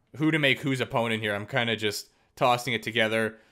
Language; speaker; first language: English; native; English